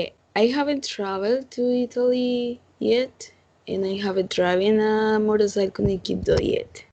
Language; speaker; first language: English; non-native, learner; Spanish